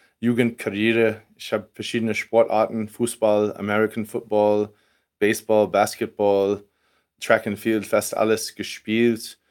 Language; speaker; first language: German; non-native, fluent; English